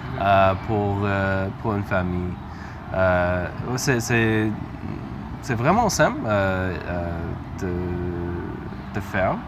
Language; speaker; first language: French; non-native, learner; English